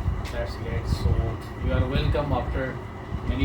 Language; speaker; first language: English; non-native, fluent; Urdu